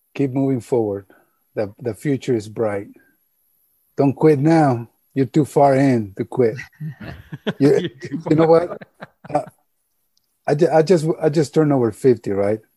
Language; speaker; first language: English; early bilingual, other home language; Spanish